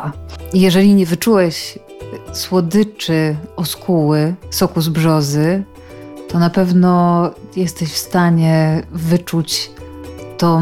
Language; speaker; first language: Polish; native; Polish